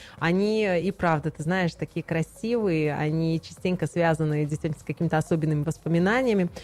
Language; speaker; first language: Russian; non-native, local second language; Tajik